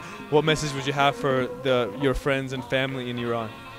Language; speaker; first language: English; early bilingual, other home language; Persian